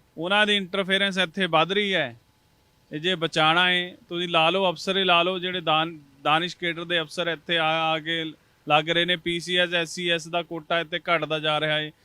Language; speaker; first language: Punjabi; native; Punjabi